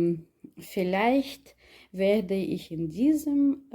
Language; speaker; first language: German; non-native, learner; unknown